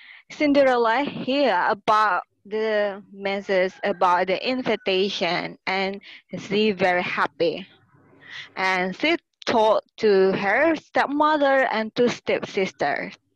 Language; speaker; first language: English; non-native, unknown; Indonesian